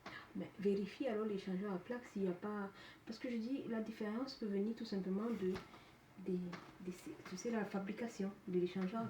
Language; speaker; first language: French; native; French